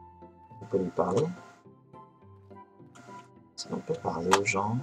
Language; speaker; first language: French; native; French